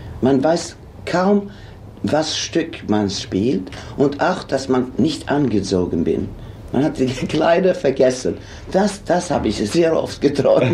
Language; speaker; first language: German; non-native, fluent; Swedish